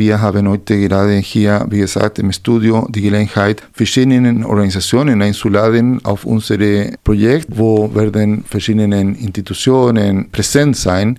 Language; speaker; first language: German; non-native, fluent; Spanish